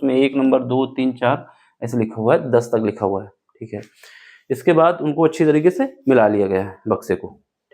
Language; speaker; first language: Hindi; native; Hindi